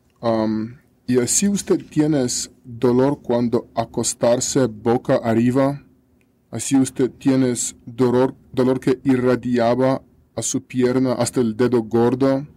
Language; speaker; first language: Spanish; non-native, learner; Russian